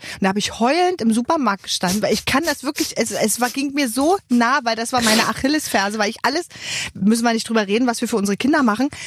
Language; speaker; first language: German; native; German